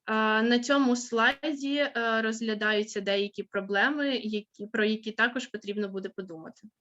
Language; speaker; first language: Ukrainian; native; Ukrainian